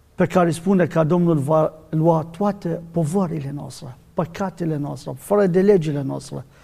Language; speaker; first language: Romanian; non-native, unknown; Arabic